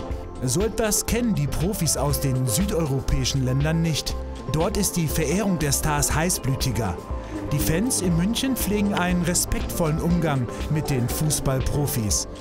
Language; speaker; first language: German; native; German